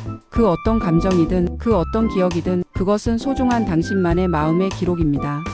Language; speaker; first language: Korean; native; Korean